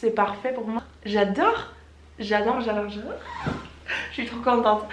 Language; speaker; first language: French; non-native, fluent; English